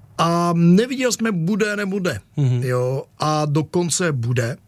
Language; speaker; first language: Czech; non-native, learner; French